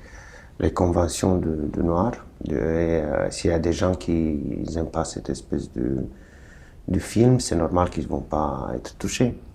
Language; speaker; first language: French; non-native, fluent; Romanian